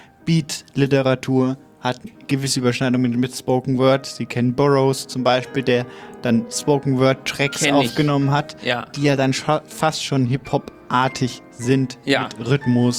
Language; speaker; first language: German; native; German